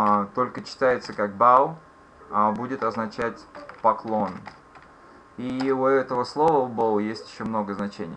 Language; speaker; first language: Russian; native; Russian